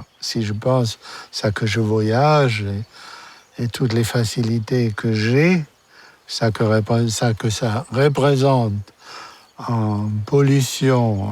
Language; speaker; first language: French; non-native, fluent; German